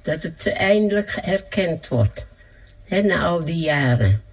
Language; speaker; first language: Dutch; early bilingual, other home language; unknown